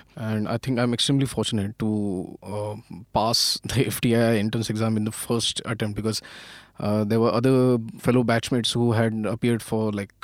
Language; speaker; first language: English; non-native, local second language; Marathi